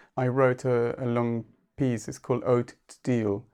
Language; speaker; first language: English; non-native, fluent; Spanish